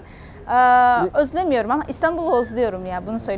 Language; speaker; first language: Turkish; non-native, fluent; Georgian